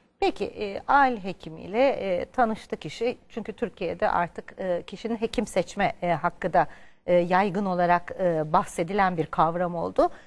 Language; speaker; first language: Turkish; native; Turkish